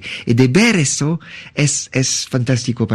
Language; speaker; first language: Spanish; non-native, learner; French